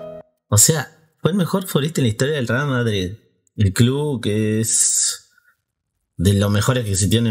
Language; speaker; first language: Spanish; native; Spanish